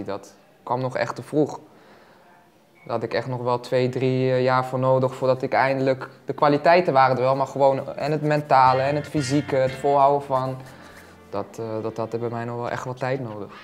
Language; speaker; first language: Dutch; native; Dutch